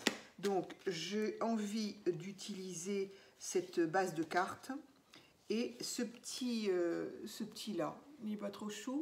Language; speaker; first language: French; native; French